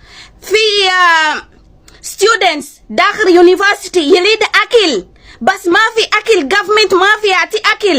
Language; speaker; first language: Arabic; non-native, learner; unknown